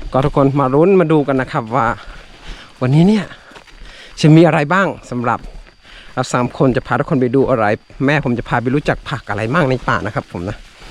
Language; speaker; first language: Thai; non-native, local second language; Karen languages